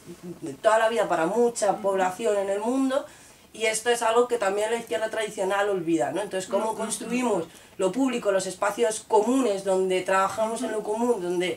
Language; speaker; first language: Spanish; native; Spanish